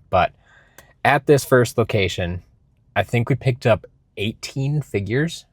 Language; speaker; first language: English; native; English